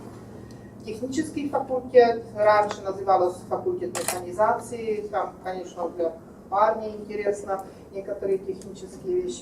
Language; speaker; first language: Russian; non-native, fluent; Czech